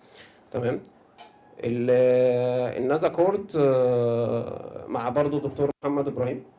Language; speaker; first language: Arabic; native; Arabic